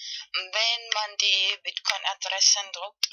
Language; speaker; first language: German; non-native, fluent; Spanish